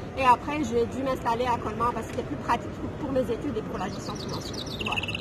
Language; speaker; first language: French; non-native, local second language; Arabic